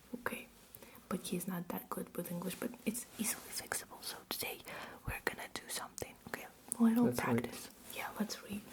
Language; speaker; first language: English; non-native, fluent; Russian